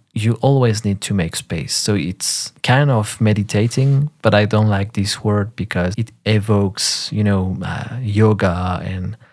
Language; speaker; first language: English; non-native, fluent; French